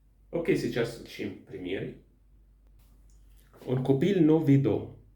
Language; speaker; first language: Russian; non-native, learner; Arabic